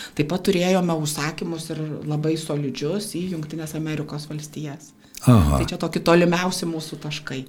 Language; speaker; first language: Lithuanian; native; Lithuanian